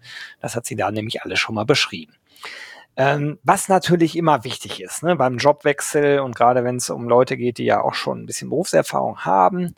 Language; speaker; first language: German; native; German